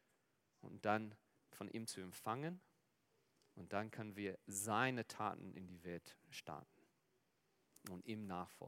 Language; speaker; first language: German; non-native, fluent; Afrikaans